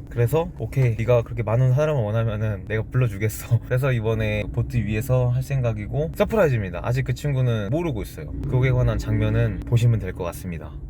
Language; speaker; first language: Korean; native; Korean